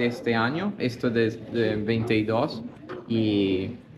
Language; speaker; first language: Spanish; non-native, learner; Italian